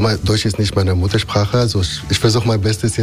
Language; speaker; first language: German; non-native, fluent; Arabic